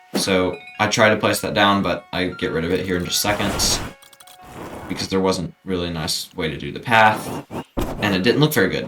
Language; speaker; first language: English; native; English